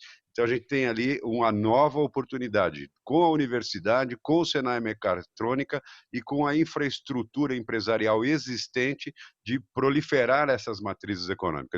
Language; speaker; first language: Portuguese; native; Portuguese